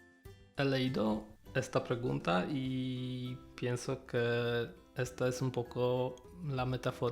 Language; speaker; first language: Spanish; non-native, learner; Polish